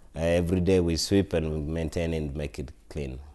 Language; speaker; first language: English; non-native, local second language; Acoli